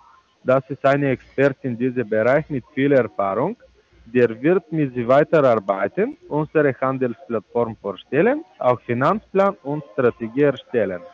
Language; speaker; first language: German; non-native, learner; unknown